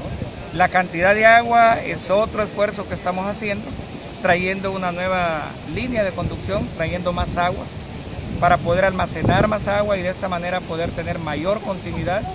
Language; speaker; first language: Spanish; native; Spanish